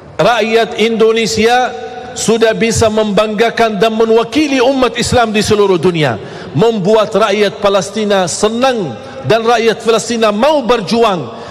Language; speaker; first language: Malay; non-native, fluent; Arabic